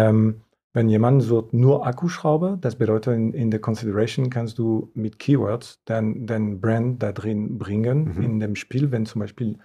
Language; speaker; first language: German; non-native, fluent; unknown